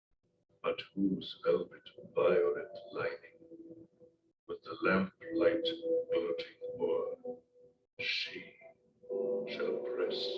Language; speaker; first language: English; native; English